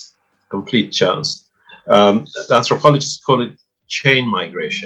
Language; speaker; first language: English; non-native, local second language; Swahili